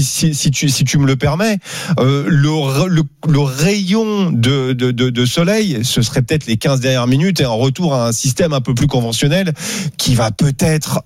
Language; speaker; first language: French; native; French